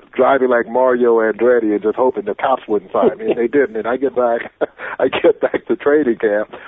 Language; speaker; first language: English; native; English